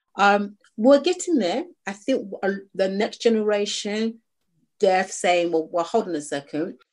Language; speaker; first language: English; native; English